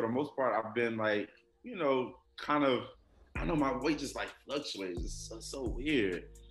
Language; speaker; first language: English; native; English